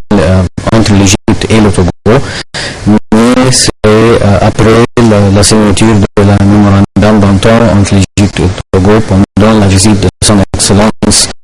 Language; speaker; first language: French; non-native, fluent; Arabic